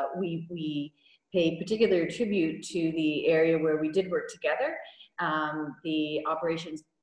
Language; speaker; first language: English; native; English